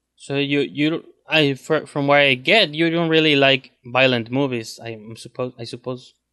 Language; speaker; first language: English; non-native, fluent; Spanish